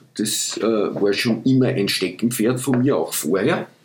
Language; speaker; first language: German; early bilingual, other home language; Dutch